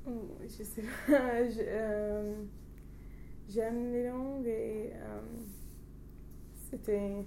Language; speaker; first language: French; non-native, learner; English